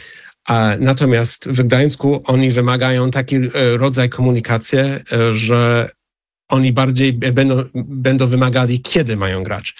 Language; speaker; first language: Polish; non-native, fluent; English